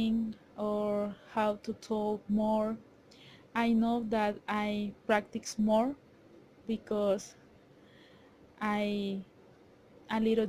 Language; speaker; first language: English; non-native, learner; Spanish